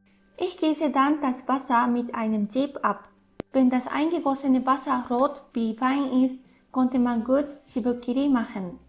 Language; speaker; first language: German; non-native, fluent; Japanese